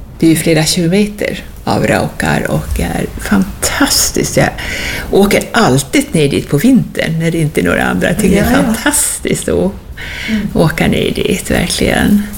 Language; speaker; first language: Swedish; native; Swedish